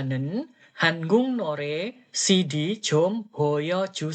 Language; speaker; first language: Korean; non-native, fluent; Indonesian